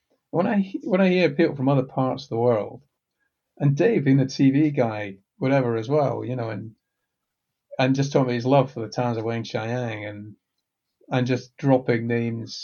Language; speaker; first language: English; native; English